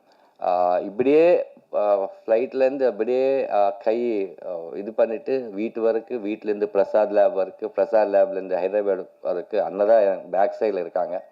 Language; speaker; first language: Tamil; non-native, learner; Telugu